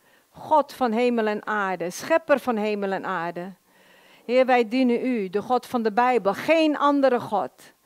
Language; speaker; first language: Dutch; native; Dutch